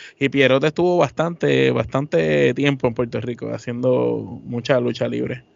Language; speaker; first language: Spanish; native; Spanish